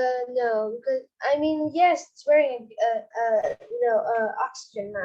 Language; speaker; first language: English; non-native, fluent; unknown